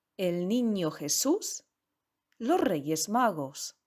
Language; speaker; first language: Spanish; non-native, fluent; Polish